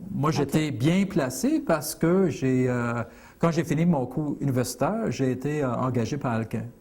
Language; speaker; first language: French; non-native, fluent; English